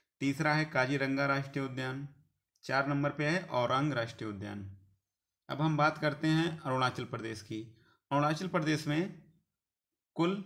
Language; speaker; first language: Hindi; native; Hindi